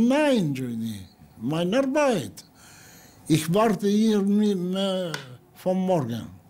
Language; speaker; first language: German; non-native, learner; Ladino